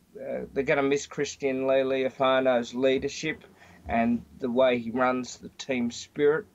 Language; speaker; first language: English; native; English